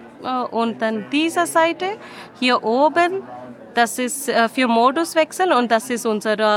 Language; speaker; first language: German; non-native, learner; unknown